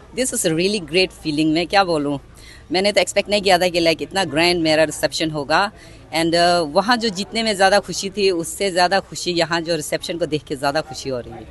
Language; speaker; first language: Hindi; non-native, local second language; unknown